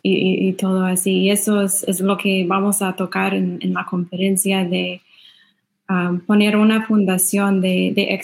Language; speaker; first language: Spanish; non-native, fluent; English